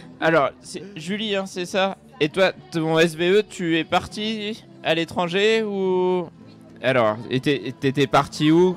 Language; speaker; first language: French; native; French